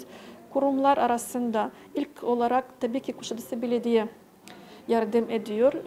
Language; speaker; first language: Turkish; non-native, fluent; Ukrainian